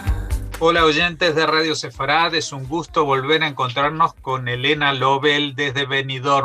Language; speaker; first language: Spanish; native; Spanish